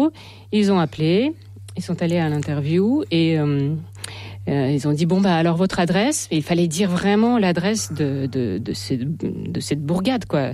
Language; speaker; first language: French; non-native, fluent; Russian